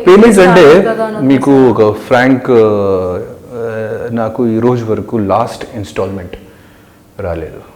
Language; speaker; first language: Telugu; non-native, local second language; Hindi